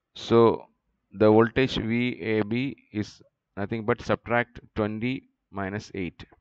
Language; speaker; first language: English; non-native, local second language; Malayalam